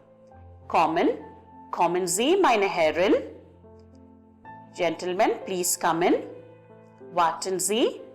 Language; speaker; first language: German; non-native, fluent; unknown